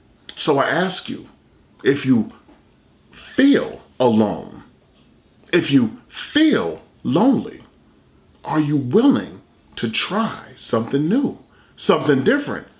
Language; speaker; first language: English; native; English